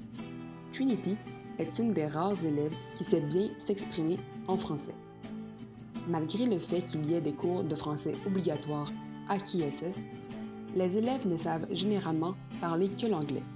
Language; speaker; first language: French; native; French